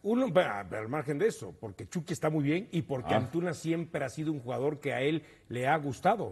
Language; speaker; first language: Spanish; native; Spanish